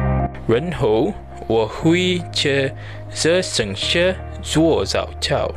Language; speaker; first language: Chinese; non-native, learner; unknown